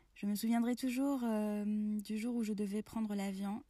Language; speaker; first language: French; non-native, local second language; Arabic